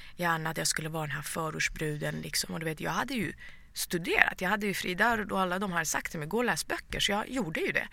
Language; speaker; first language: Swedish; early bilingual, other home language; Persian